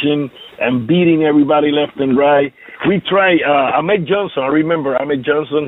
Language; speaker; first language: English; non-native, learner; Spanish